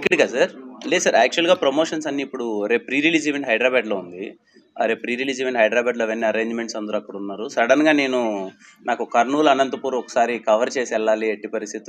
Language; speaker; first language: Telugu; native; Telugu